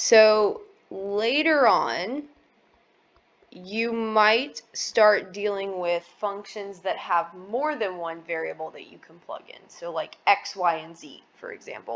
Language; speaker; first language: English; native; English